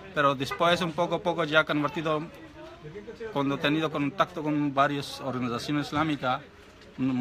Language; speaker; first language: Spanish; non-native, learner; Urdu